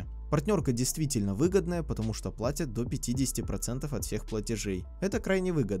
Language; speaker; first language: Russian; native; Russian